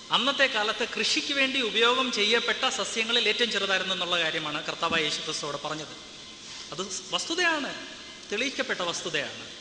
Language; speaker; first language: Malayalam; non-native, learner; Hindi